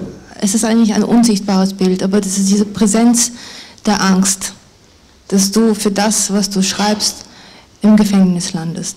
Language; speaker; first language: German; non-native, fluent; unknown